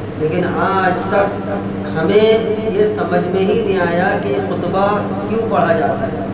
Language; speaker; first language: Urdu; native; Urdu